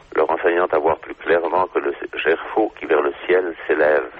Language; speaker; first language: French; native; French